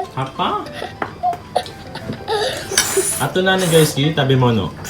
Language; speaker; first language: Japanese; non-native, learner; Filipino